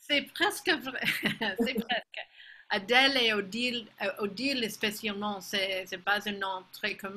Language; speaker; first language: French; non-native, fluent; English